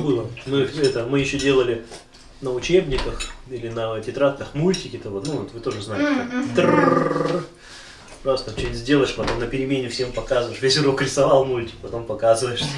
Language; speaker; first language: Russian; native; Russian